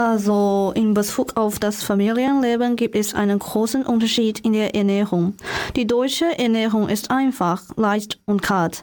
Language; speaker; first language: German; non-native, learner; Chinese